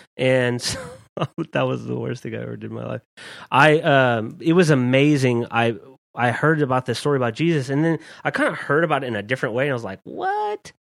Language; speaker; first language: English; native; English